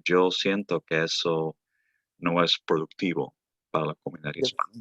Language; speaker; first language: Spanish; early bilingual, heritage; Spanish